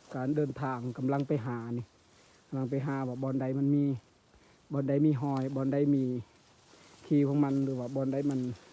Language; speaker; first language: Lao; non-native, local second language; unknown